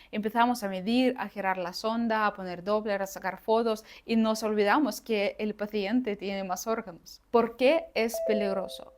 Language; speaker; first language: Spanish; non-native, fluent; Russian